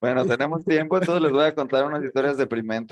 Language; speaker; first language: Spanish; native; Spanish